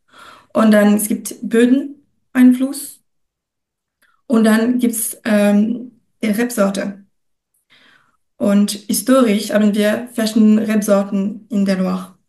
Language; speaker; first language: German; non-native, fluent; French